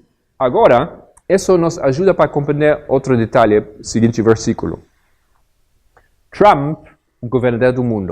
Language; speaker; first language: Portuguese; non-native, fluent; Spanish